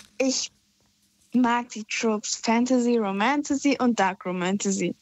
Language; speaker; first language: German; native; German